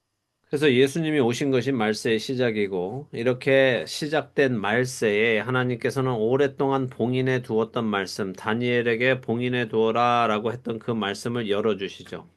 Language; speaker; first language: Korean; native; Korean